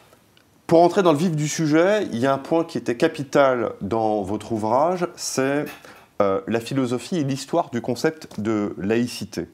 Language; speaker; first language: French; native; French